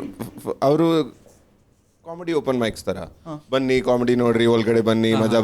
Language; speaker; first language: Kannada; non-native, learner; Punjabi